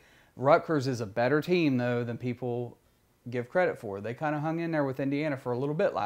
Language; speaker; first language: English; native; English